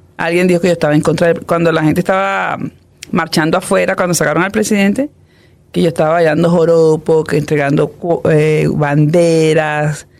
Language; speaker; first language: Spanish; native; Spanish